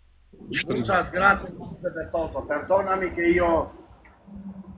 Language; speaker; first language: Spanish; non-native, learner; Albanian